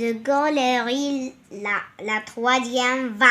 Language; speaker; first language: French; non-native, learner; Arabic